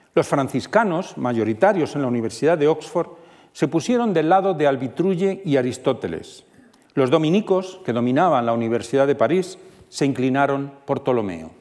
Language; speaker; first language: Spanish; native; Spanish